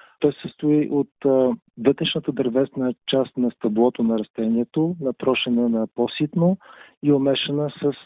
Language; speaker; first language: Bulgarian; native; Bulgarian